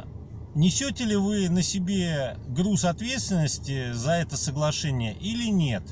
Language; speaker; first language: Russian; native; Russian